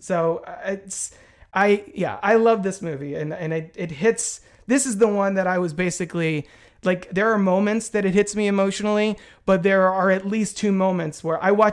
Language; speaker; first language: English; native; English